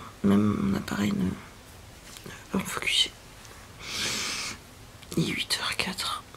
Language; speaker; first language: French; native; French